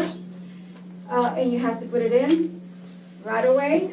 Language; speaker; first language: English; non-native, fluent; Spanish